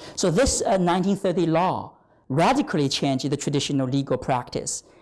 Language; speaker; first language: English; non-native, fluent; Chinese